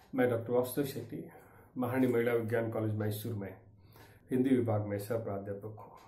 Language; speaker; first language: Hindi; non-native, local second language; Kannada